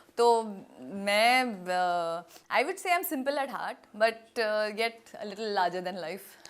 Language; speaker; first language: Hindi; non-native, local second language; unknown